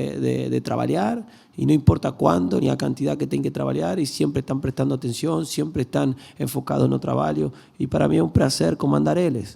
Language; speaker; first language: Portuguese; non-native, learner; Spanish